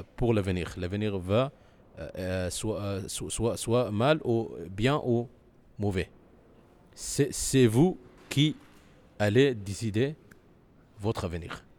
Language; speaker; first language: French; non-native, learner; Arabic